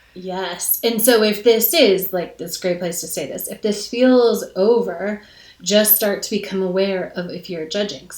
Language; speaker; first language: English; native; English